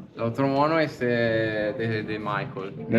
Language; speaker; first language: Spanish; non-native, learner; Italian